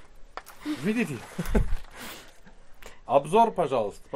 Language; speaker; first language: Russian; non-native, learner; Turkish